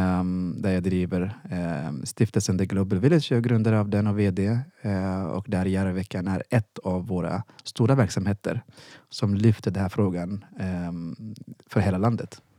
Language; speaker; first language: Swedish; non-native, fluent; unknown